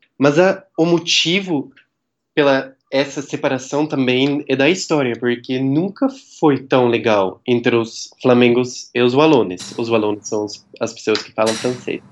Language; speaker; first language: Portuguese; non-native, fluent; Dutch